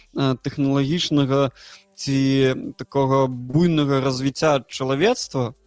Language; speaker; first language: Belarusian; non-native, local second language; Russian